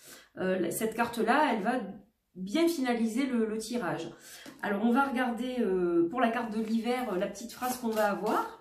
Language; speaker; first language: French; native; French